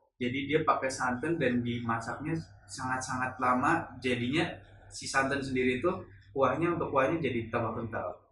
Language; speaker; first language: Indonesian; non-native, local second language; Javanese